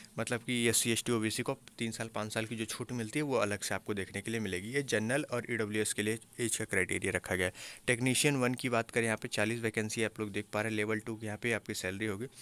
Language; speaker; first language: Hindi; native; Hindi